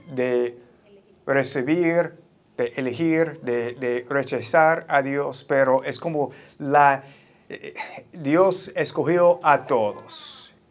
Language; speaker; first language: Spanish; non-native, fluent; English